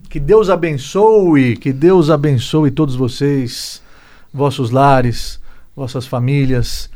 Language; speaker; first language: Portuguese; native; Portuguese